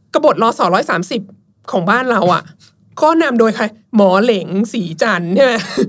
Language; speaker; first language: Thai; native; Thai